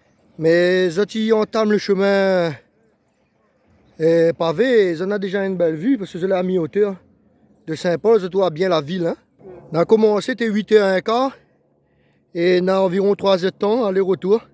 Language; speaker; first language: French; non-native, local second language; Réunion Creole French